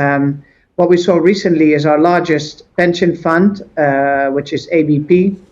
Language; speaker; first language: English; non-native, fluent; Dutch